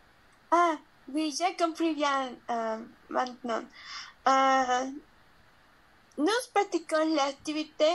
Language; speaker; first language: French; non-native, learner; Spanish